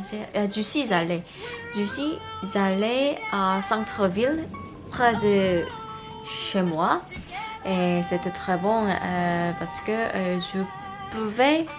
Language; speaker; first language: French; non-native, learner; Korean